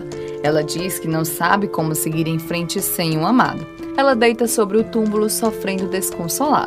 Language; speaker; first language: Portuguese; native; Portuguese